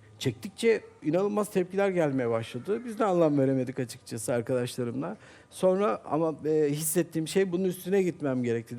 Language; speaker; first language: Turkish; native; Turkish